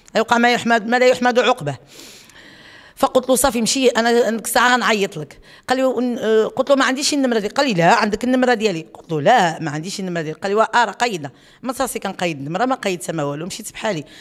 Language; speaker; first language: Arabic; native; Arabic